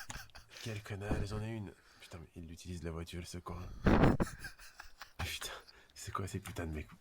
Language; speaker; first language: French; native; French